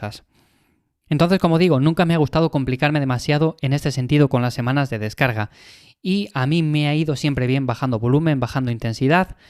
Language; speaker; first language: Spanish; native; Spanish